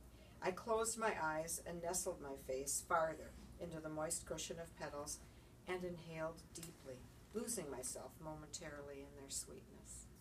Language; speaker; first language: English; native; English